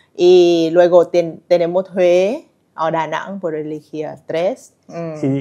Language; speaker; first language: Spanish; non-native, learner; Vietnamese